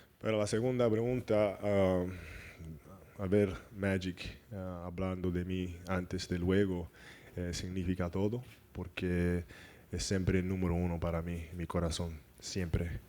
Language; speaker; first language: Spanish; non-native, learner; English